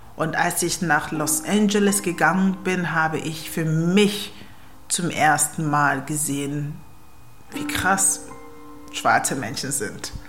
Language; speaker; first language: German; early bilingual, other home language; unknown